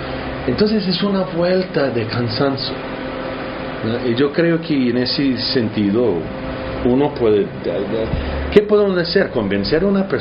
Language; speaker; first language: Spanish; early bilingual, heritage; English